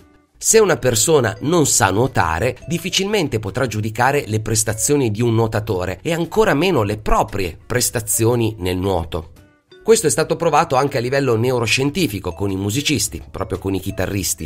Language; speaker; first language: Italian; native; Italian